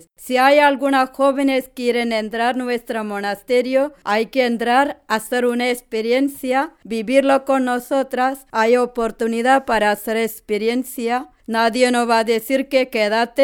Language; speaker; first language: Spanish; non-native, learner; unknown